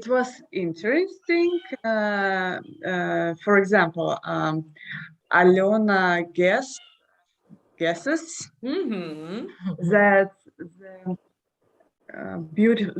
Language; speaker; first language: English; non-native, learner; Russian